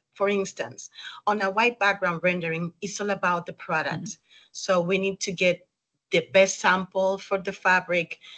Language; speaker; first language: English; non-native, fluent; Spanish